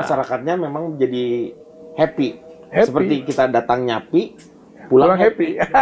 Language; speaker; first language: Indonesian; native; Indonesian